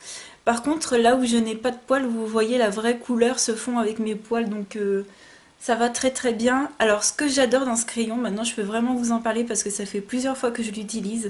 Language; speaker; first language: French; native; French